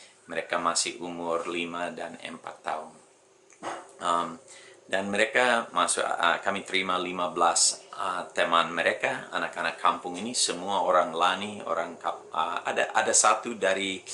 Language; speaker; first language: Indonesian; non-native, fluent; English